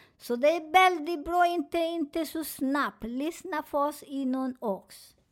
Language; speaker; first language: Swedish; non-native, learner; Spanish